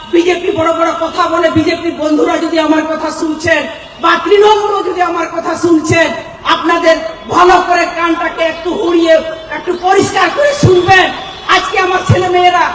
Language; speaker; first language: Bangla; non-native, local second language; Santali